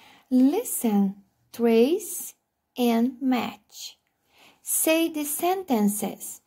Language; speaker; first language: English; non-native, fluent; Portuguese